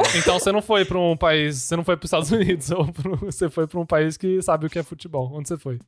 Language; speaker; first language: Portuguese; early bilingual, other home language; English